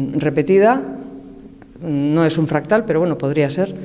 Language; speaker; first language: Spanish; native; Spanish